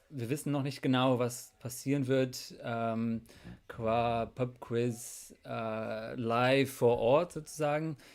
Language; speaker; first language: German; non-native, fluent; English